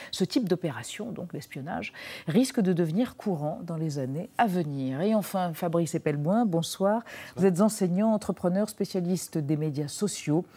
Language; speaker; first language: French; native; French